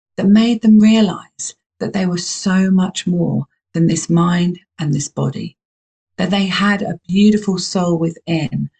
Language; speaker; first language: English; native; English